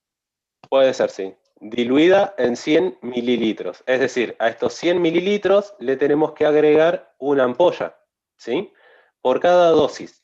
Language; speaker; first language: Spanish; native; Spanish